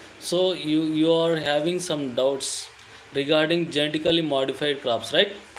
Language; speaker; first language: English; non-native, local second language; Telugu